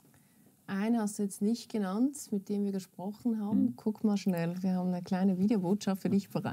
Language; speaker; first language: German; native; German